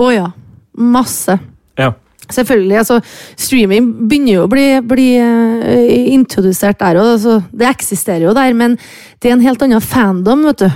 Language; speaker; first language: Norwegian; native; Norwegian